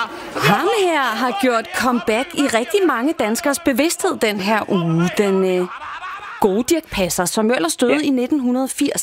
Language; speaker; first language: Danish; native; Danish